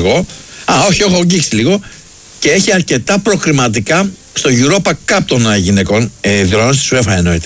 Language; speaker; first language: Greek; native; Greek